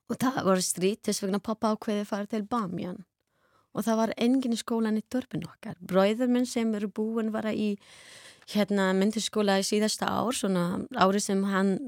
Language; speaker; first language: Icelandic; non-native, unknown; Persian